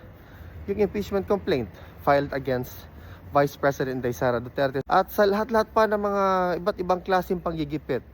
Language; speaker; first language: Filipino; native; Filipino